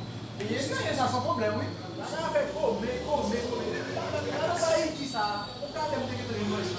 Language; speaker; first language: Portuguese; non-native, learner; Haitian Creole